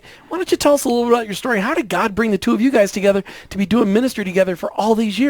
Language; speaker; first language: English; native; English